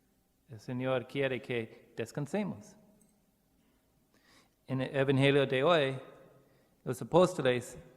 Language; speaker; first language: Spanish; non-native, learner; English